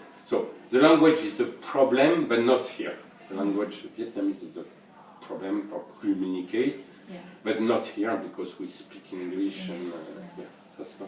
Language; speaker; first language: English; non-native, learner; French